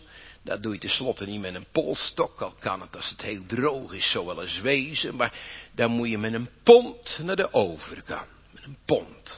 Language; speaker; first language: Dutch; native; Dutch